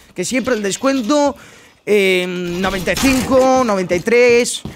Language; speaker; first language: Spanish; native; Spanish